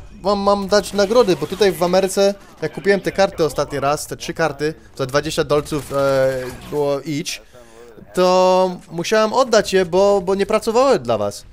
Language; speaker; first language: Polish; early bilingual, heritage; Polish